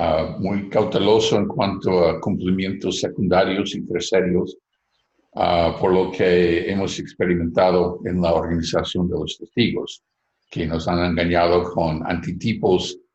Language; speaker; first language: Spanish; non-native, fluent; English